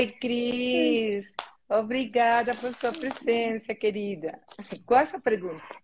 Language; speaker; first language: Portuguese; non-native, learner; Spanish